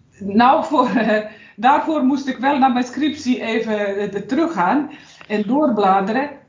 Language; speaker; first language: Dutch; non-native, fluent; Bosnian